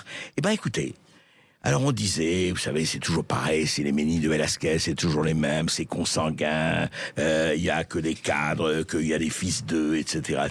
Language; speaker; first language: French; native; French